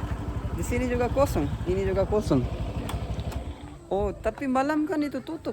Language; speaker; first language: Indonesian; non-native, learner; Urdu